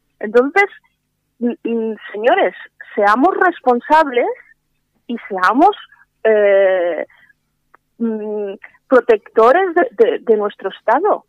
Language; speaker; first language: Spanish; early bilingual, other home language; Arabic